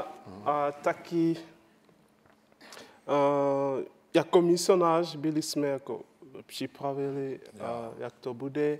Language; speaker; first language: Czech; non-native, learner; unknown